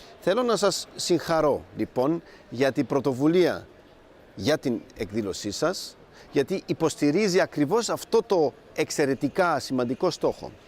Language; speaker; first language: Greek; early bilingual, heritage; Greek